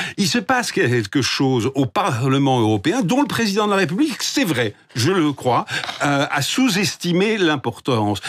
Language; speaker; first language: French; native; French